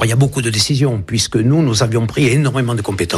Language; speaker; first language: French; native; French